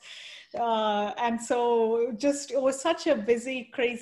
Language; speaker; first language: English; non-native, local second language; Kannada